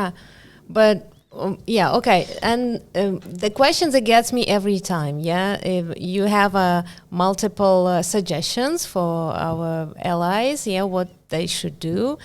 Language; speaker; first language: English; non-native, fluent; Ukrainian